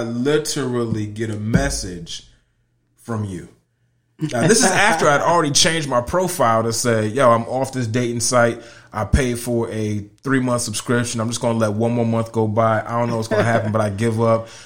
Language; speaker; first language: English; native; English